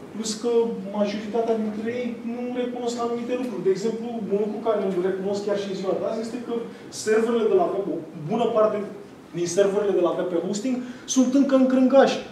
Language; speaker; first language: Romanian; native; Romanian